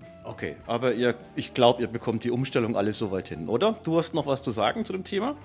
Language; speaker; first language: German; native; German